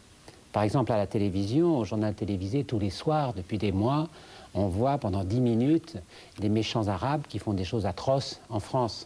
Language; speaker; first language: French; native; French